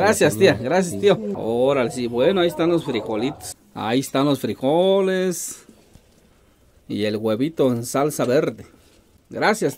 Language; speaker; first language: Spanish; native; Spanish